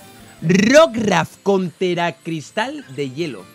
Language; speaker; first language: Spanish; native; Spanish